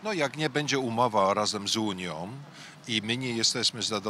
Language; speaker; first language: Polish; early bilingual, heritage; English